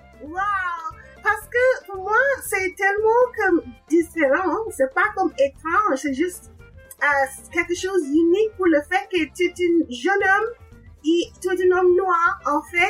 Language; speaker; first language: French; non-native, learner; English